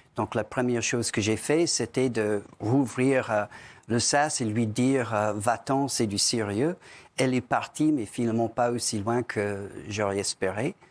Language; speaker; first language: French; non-native, fluent; English